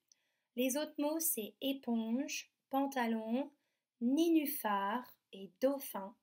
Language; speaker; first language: French; native; French